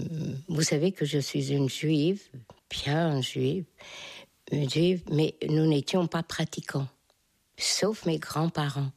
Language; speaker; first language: French; non-native, fluent; Hungarian